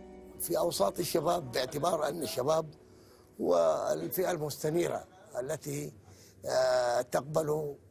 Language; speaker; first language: Arabic; native; Arabic